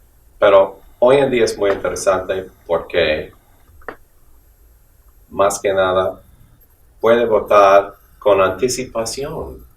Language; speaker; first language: Spanish; non-native, fluent; English